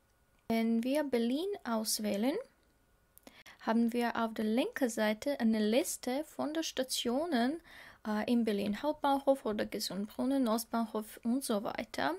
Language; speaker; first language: German; non-native, fluent; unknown